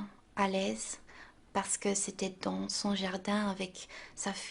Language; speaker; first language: French; non-native, local second language; Dutch